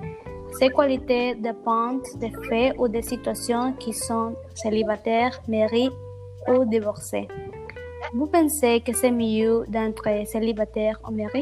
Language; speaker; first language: French; non-native, learner; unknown